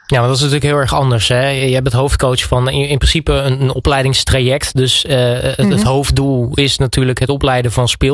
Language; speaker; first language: Dutch; native; Dutch